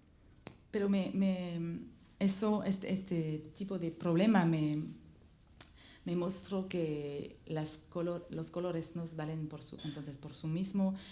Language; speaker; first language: Spanish; non-native, learner; French